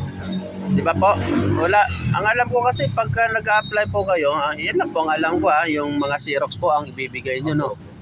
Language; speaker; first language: Filipino; native; Filipino